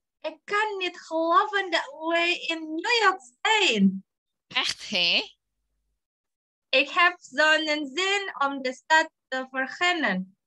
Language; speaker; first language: Dutch; non-native, learner; Indonesian